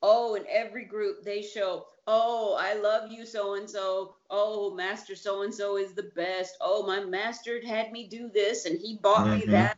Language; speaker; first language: English; native; English